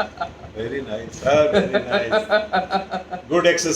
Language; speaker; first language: English; non-native, local second language; Punjabi